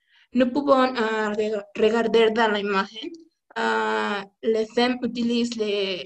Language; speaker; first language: French; non-native, learner; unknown